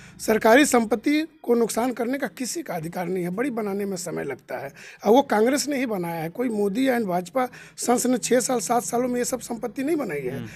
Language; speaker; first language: Hindi; native; Hindi